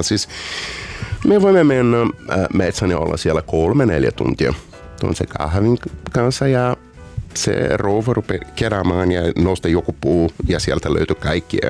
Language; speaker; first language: Finnish; non-native, fluent; Portuguese